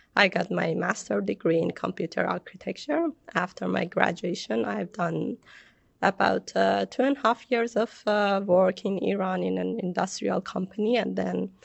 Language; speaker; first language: English; non-native, fluent; Persian